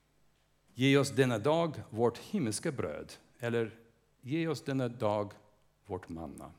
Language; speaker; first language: Swedish; non-native, fluent; English